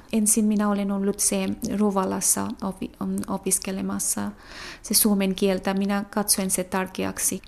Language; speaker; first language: Finnish; non-native, fluent; Bangla